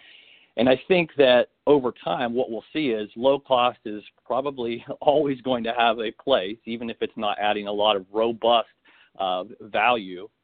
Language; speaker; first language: English; native; English